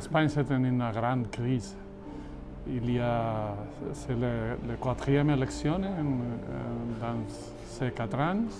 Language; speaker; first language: French; non-native, fluent; Catalan